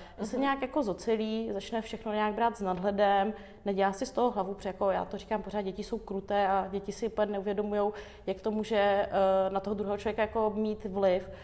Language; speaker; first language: Czech; early bilingual, other home language; Armenian